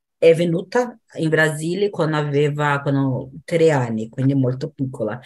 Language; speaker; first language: Italian; non-native, fluent; Portuguese